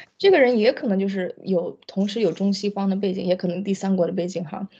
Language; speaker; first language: Chinese; early bilingual, heritage; Chinese